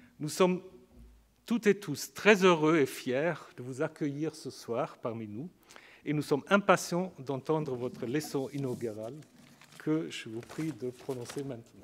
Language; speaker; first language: French; native; French